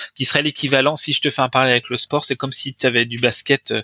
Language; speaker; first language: French; native; French